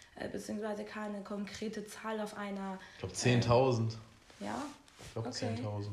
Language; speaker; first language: German; non-native, fluent; Persian